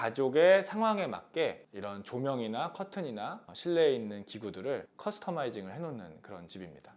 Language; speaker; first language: Korean; native; Korean